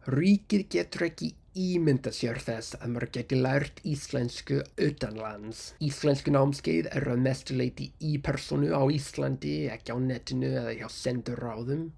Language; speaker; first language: Icelandic; non-native, fluent; English